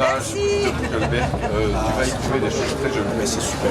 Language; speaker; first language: French; native; French